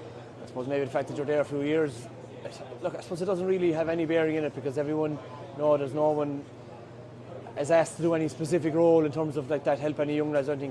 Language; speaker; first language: English; native; English